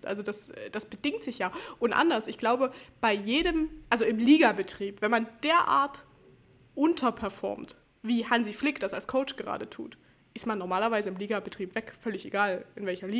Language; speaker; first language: German; native; German